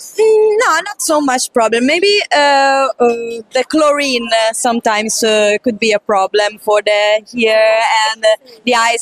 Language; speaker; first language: English; non-native, fluent; Italian